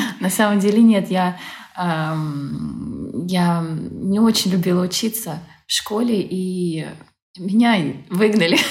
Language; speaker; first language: Russian; native; Russian